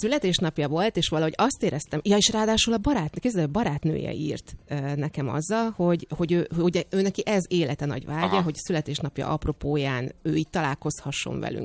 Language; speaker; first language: Hungarian; native; Hungarian